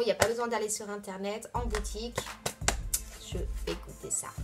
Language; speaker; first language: French; native; French